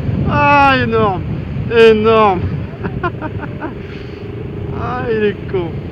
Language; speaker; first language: French; native; French